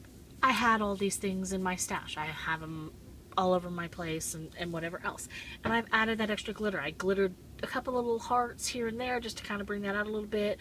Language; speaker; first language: English; native; English